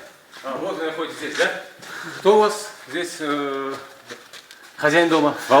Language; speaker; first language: Russian; native; Russian